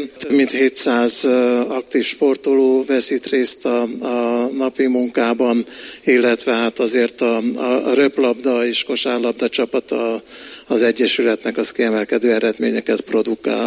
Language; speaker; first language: Hungarian; native; Hungarian